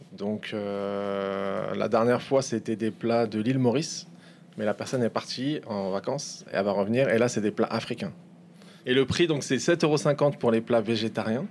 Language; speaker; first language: French; native; French